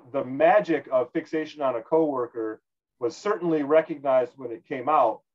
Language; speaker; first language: English; native; English